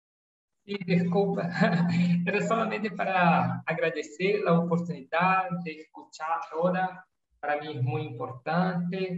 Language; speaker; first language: Spanish; non-native, learner; Portuguese